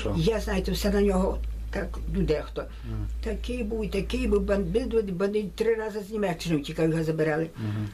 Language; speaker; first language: Ukrainian; native; Ukrainian